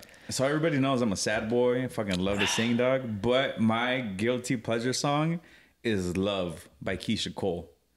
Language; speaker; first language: English; early bilingual, other home language; Spanish